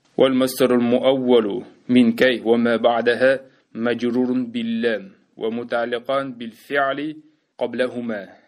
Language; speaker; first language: Arabic; non-native, fluent; Uzbek